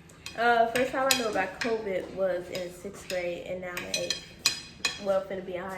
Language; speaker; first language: English; native; English